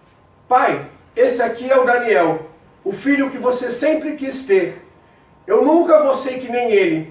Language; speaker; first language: Portuguese; native; Portuguese